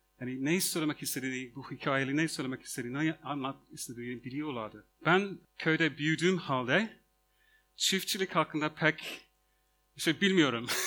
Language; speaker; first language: Turkish; non-native, fluent; English